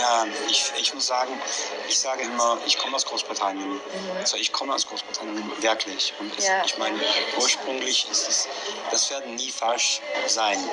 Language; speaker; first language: German; non-native, fluent; English